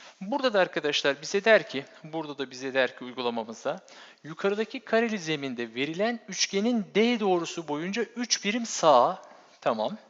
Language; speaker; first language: Turkish; native; Turkish